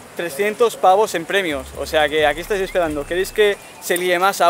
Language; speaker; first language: Spanish; native; Spanish